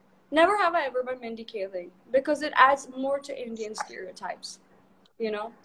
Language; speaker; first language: English; non-native, local second language; Hindi